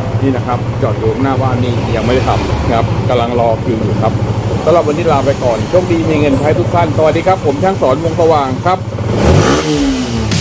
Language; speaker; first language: Thai; native; Thai